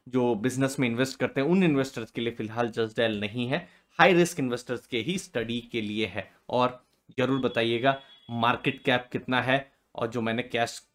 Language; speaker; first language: Hindi; native; Hindi